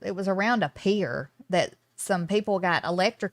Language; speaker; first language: English; native; English